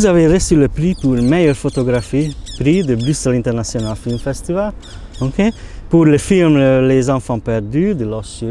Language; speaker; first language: French; non-native, learner; Hungarian